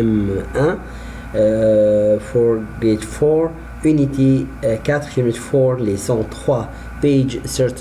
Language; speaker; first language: French; non-native, fluent; Arabic